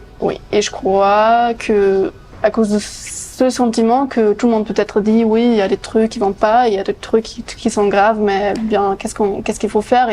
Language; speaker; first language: French; non-native, fluent; German